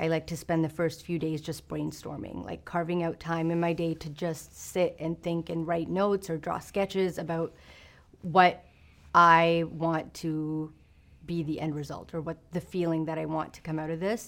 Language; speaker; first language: English; native; English